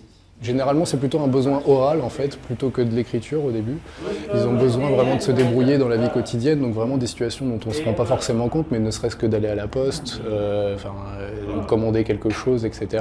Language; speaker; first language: French; native; French